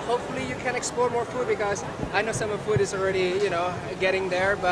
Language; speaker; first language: English; non-native, fluent; Indonesian